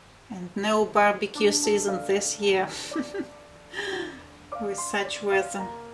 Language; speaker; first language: English; non-native, fluent; Russian